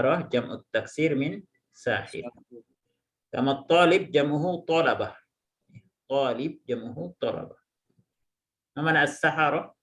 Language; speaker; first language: Arabic; non-native, fluent; Indonesian